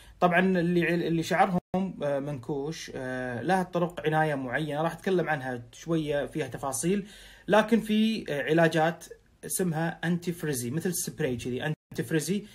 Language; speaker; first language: Arabic; native; Arabic